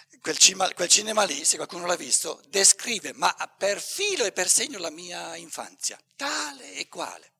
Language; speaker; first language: Italian; native; Italian